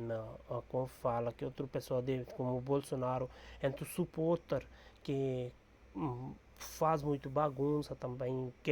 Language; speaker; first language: Portuguese; non-native, learner; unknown